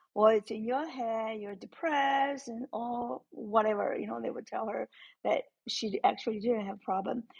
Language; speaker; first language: English; non-native, fluent; Chinese